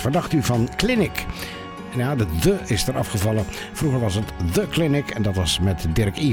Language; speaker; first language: Dutch; native; Dutch